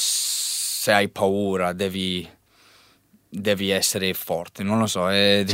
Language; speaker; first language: Italian; non-native, learner; English